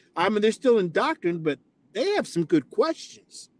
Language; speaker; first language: English; native; English